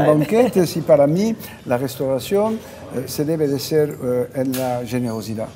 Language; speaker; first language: Spanish; non-native, fluent; French